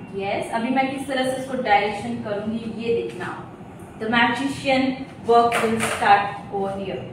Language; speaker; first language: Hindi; non-native, local second language; Gujarati